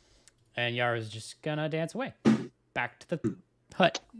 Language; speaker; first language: English; native; English